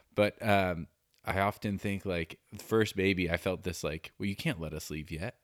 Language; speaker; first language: English; native; English